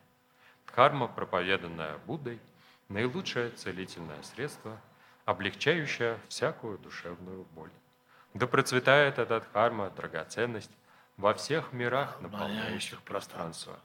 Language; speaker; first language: Russian; native; Russian